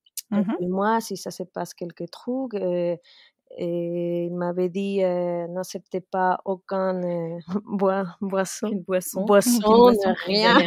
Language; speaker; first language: French; non-native, fluent; Spanish